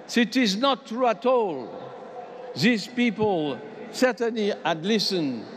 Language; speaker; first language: English; non-native, fluent; French